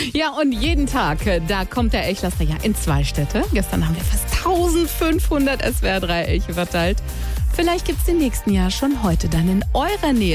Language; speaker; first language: German; native; German